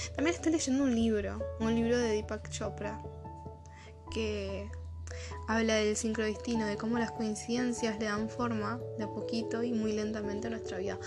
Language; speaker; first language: Spanish; native; Spanish